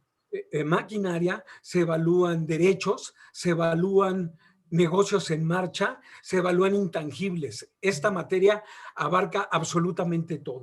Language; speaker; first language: Spanish; native; Spanish